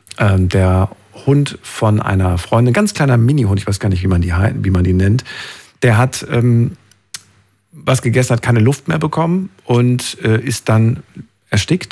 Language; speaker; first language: German; native; German